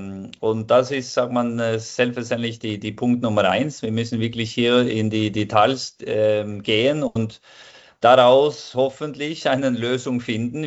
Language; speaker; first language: German; non-native, fluent; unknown